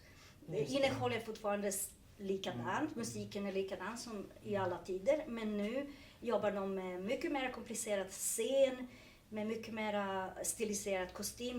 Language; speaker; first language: Swedish; non-native, fluent; Serbian